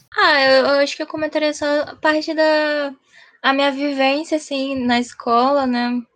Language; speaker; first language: Portuguese; early bilingual, heritage; Japanese